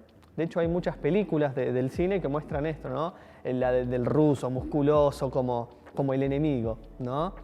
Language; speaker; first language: Spanish; native; Spanish